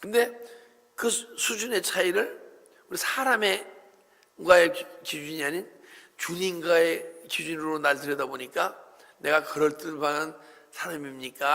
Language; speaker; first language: Korean; native; Korean